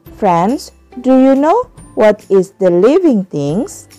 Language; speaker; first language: English; non-native, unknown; Indonesian